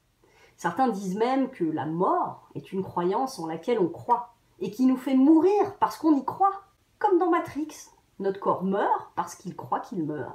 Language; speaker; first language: French; native; French